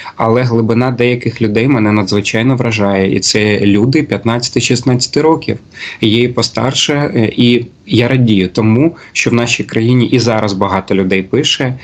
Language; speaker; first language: Ukrainian; native; Ukrainian